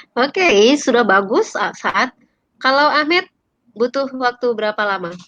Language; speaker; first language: Indonesian; native; Indonesian